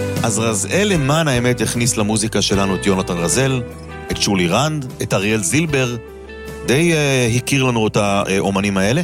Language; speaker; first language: Hebrew; native; Hebrew